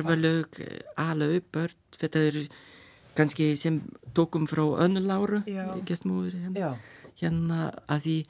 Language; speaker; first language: Icelandic; non-native, learner; Lithuanian